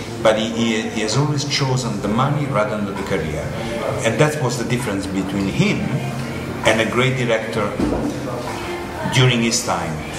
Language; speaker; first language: English; non-native, fluent; Italian